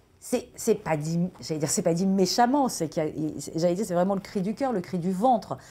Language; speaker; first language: French; early bilingual, other home language; Persian